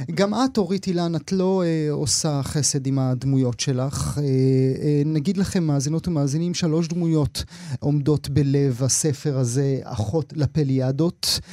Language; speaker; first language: Hebrew; native; Hebrew